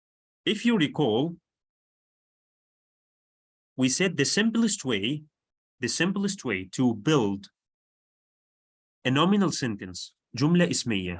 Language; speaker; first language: English; non-native, fluent; Arabic